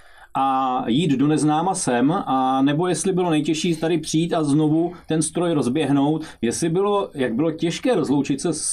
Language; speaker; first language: Czech; native; Czech